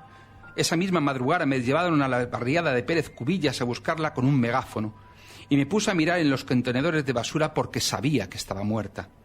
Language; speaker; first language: Spanish; native; Spanish